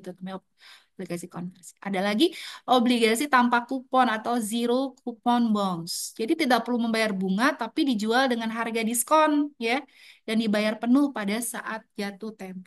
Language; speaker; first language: Indonesian; native; Indonesian